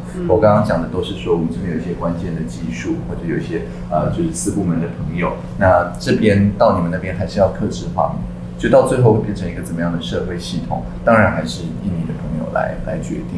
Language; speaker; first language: Chinese; native; Chinese